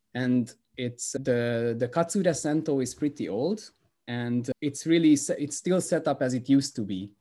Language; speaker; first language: English; non-native, fluent; Hungarian